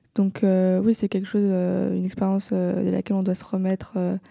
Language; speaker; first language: French; native; French